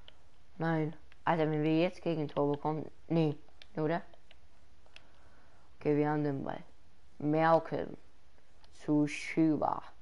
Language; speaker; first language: German; early bilingual, other home language; Persian